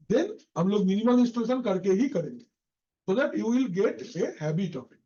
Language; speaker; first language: Hindi; non-native, local second language; Bangla